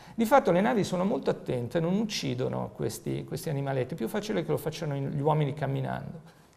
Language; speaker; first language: Italian; native; Italian